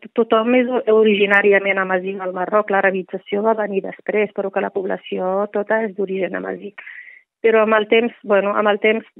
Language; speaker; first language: Catalan; non-native, fluent; Riffian